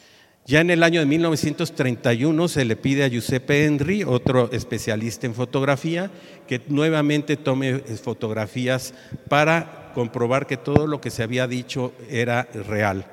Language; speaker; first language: Spanish; native; Spanish